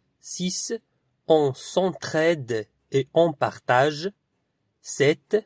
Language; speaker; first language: French; non-native, local second language; Arabic